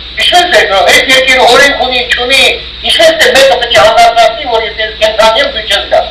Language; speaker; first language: Armenian; early bilingual, heritage; Armenian